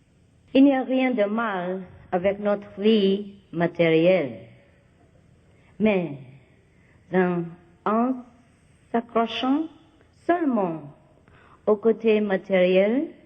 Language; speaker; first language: French; non-native, learner; Vietnamese